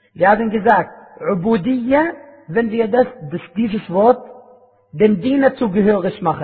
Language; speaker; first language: German; non-native, fluent; Arabic